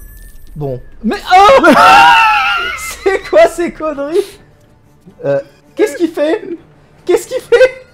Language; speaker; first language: French; native; French